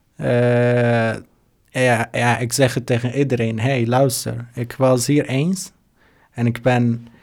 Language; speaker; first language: Dutch; non-native, fluent; Arabic